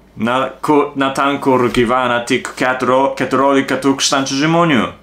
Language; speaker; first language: Lithuanian; non-native, learner; Japanese